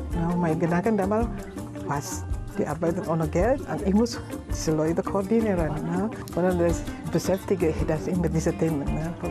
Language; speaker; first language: German; non-native, learner; Indonesian